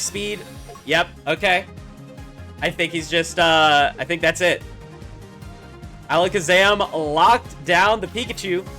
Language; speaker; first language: English; native; English